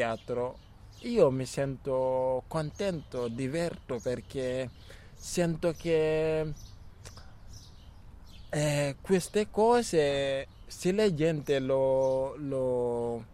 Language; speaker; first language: Italian; non-native, learner; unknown